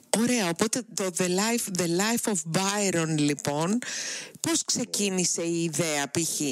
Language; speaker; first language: Greek; native; Greek